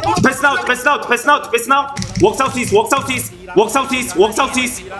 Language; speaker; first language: English; non-native, learner; Korean